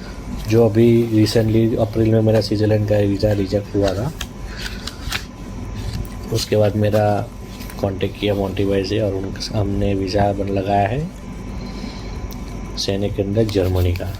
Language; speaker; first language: Hindi; non-native, local second language; Gujarati